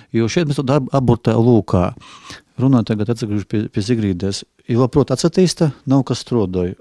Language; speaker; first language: Latvian; non-native, local second language; Russian